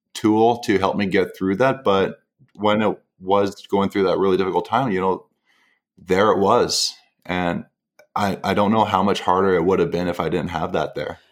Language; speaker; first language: English; native; English